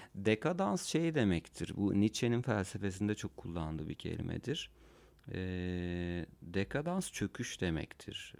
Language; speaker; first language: Turkish; non-native, local second language; Kurdish